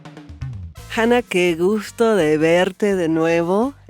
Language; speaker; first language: Spanish; non-native, fluent; English